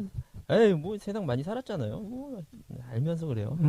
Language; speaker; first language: Korean; native; Korean